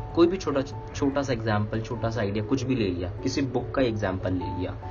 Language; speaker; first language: Hindi; native; Hindi